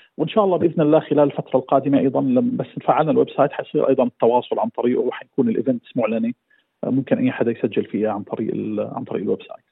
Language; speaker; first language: Arabic; native; Arabic